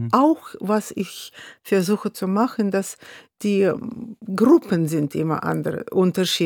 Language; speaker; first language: German; non-native, fluent; Russian